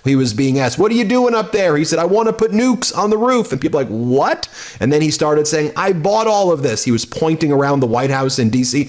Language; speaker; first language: English; native; English